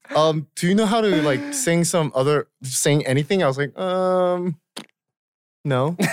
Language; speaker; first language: English; early bilingual, other home language; Korean